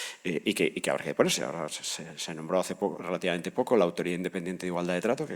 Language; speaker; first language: Spanish; native; Spanish